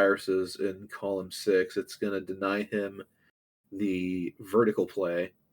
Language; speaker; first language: English; native; English